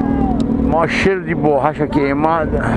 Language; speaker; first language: Portuguese; native; Portuguese